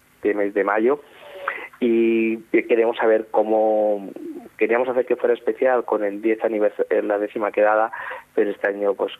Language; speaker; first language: Spanish; native; Spanish